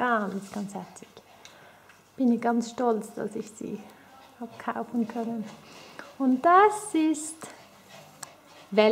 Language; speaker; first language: German; non-native, fluent; Swedish